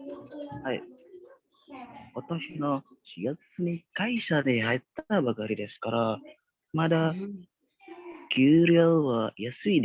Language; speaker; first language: Japanese; non-native, learner; Indonesian